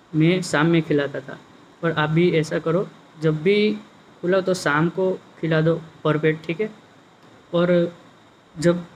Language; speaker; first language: Hindi; non-native, local second language; Gujarati